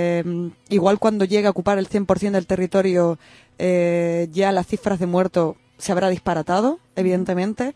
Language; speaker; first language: Spanish; native; Spanish